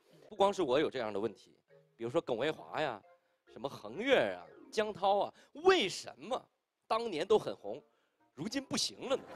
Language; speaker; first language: Chinese; native; Chinese